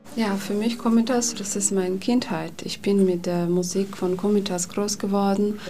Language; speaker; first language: German; non-native, fluent; Armenian